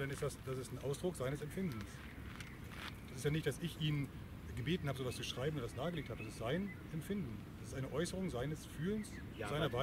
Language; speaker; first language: German; native; German